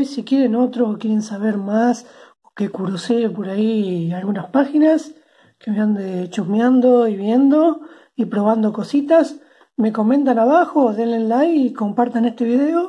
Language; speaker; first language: Spanish; native; Spanish